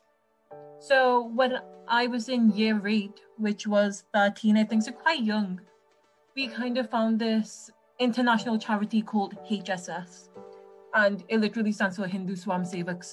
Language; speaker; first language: English; native; English